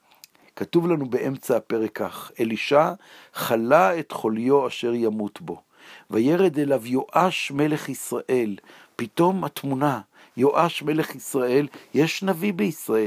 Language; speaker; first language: Hebrew; native; Hebrew